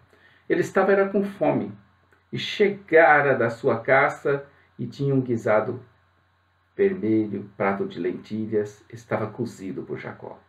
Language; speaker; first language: Portuguese; native; Portuguese